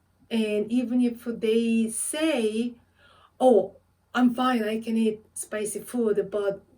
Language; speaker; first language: English; non-native, learner; Korean